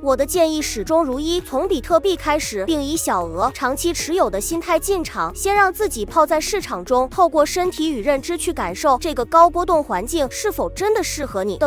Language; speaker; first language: Chinese; native; Chinese